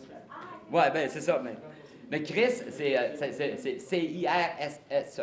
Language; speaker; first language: French; native; French